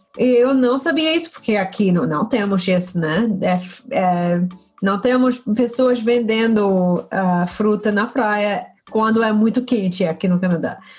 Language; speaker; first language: Portuguese; non-native, learner; English